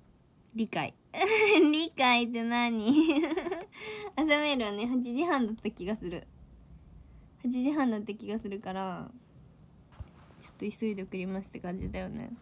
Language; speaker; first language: Japanese; native; Japanese